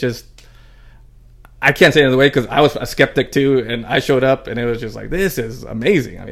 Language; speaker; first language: English; early bilingual, other home language; Spanish